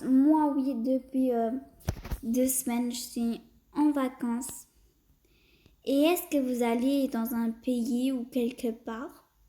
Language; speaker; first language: French; early bilingual, other home language; Portuguese